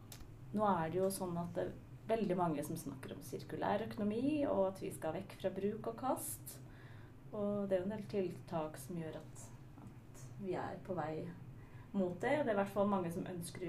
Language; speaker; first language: Norwegian; native; Norwegian